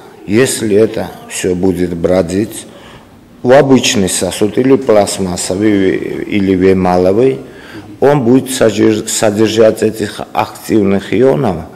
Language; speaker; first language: Russian; non-native, local second language; Georgian